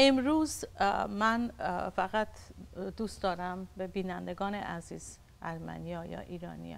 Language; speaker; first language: Persian; non-native, local second language; Armenian